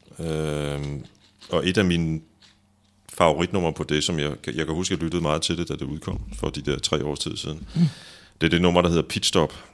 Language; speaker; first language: Danish; native; Danish